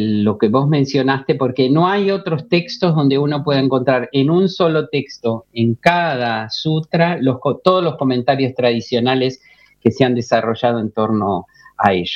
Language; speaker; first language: Spanish; native; Spanish